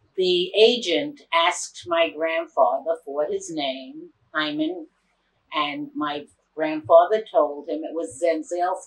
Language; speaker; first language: English; native; English